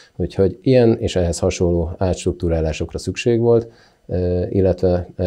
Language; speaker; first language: Hungarian; native; Hungarian